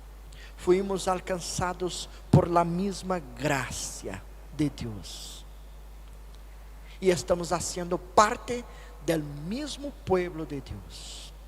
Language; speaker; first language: Spanish; non-native, fluent; Portuguese